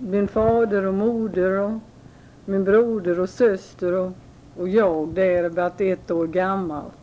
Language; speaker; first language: Swedish; early bilingual, heritage; Swedish